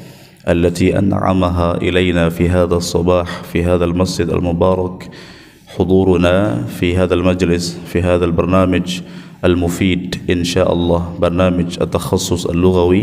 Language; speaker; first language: Arabic; non-native, fluent; Indonesian